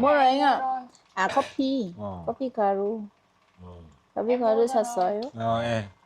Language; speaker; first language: Korean; non-native, learner; Vietnamese